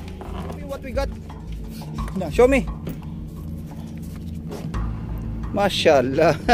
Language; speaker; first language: English; non-native, fluent; Filipino